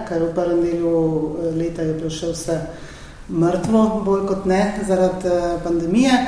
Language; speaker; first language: Slovenian; native; Slovenian